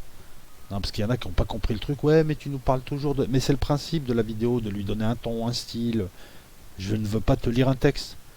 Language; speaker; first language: French; native; French